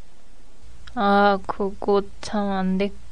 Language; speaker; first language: Korean; non-native, learner; Japanese